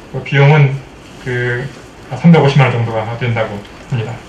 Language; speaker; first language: Korean; native; Korean